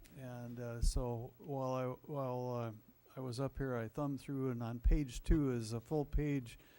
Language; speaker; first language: English; native; English